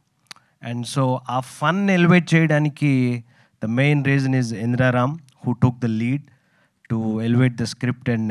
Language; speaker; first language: Telugu; native; Telugu